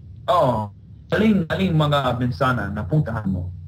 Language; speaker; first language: Filipino; non-native, learner; English